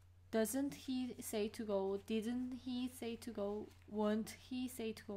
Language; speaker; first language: English; non-native, learner; Korean